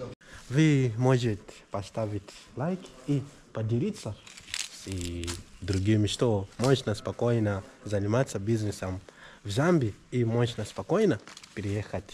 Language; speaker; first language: Russian; non-native, learner; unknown